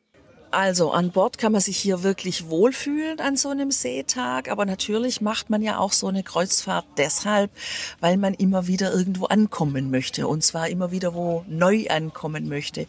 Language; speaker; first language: German; native; German